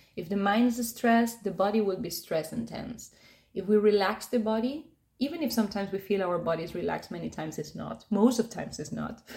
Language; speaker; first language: English; non-native, fluent; Spanish